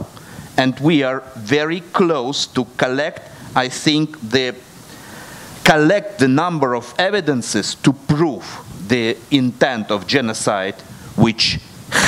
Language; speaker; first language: English; non-native, fluent; Russian